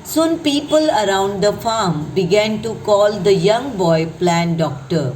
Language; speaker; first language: English; non-native, local second language; Marathi